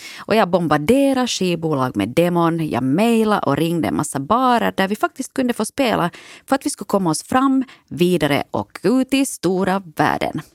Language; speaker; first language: Swedish; native; Swedish